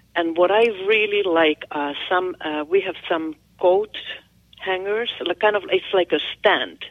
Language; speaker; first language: English; non-native, fluent; Finnish